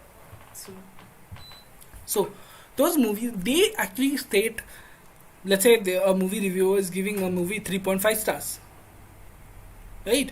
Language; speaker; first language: English; non-native, local second language; Hindi